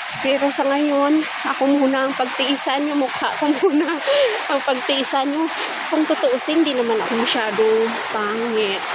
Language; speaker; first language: Filipino; non-native, local second language; Hiligaynon